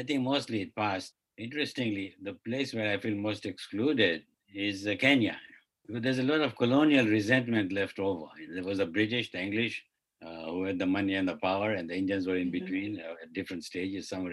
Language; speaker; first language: English; non-native, local second language; Kachhi